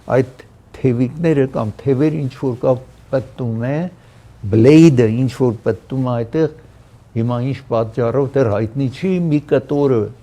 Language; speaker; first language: Armenian; early bilingual, heritage; Armenian